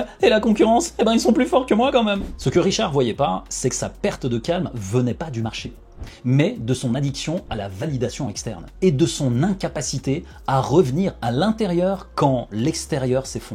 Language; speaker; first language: French; native; French